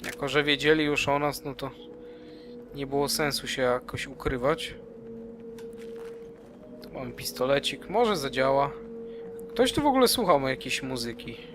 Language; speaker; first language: Polish; native; Polish